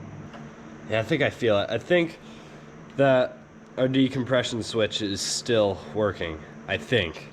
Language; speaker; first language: English; native; English